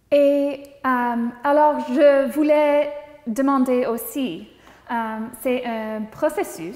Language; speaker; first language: French; non-native, local second language; English